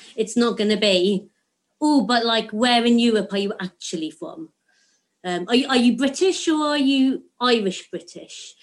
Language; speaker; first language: English; native; English